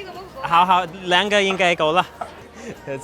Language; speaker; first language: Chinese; non-native, learner; English